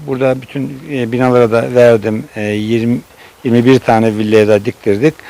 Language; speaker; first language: Turkish; native; Turkish